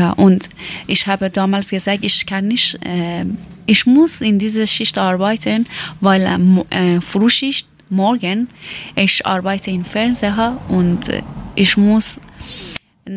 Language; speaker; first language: German; non-native, learner; Persian